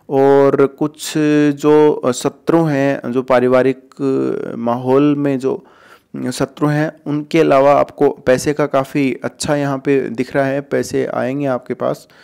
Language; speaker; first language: Hindi; native; Hindi